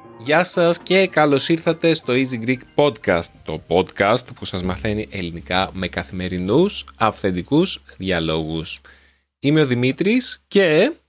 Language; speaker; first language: Greek; native; Greek